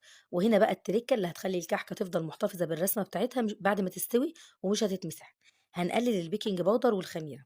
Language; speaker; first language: Arabic; native; Arabic